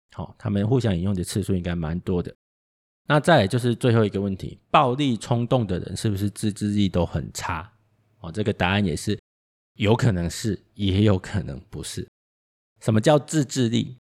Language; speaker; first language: Chinese; native; Chinese